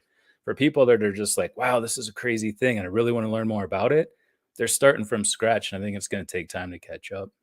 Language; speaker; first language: English; native; English